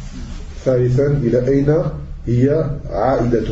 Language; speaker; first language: Arabic; non-native, fluent; French